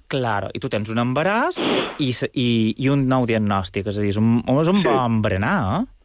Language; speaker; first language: Catalan; native; Catalan